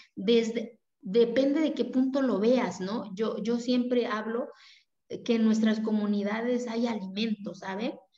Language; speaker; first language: Spanish; non-native, local second language; Zapotec